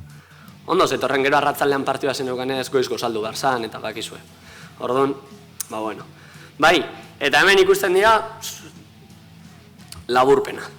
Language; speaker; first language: Basque; native; Basque